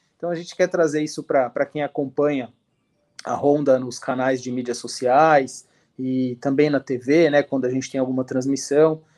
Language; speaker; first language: Portuguese; native; Portuguese